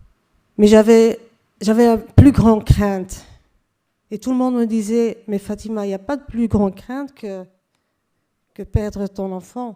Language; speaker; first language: French; non-native, fluent; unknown